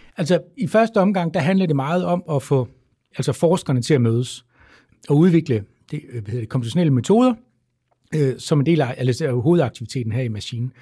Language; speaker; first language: Danish; native; Danish